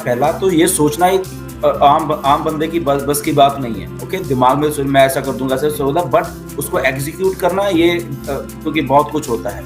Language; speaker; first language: Hindi; native; Hindi